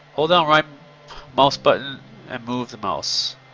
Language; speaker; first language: English; native; English